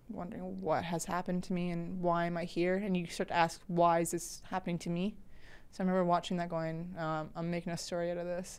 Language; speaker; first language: English; native; English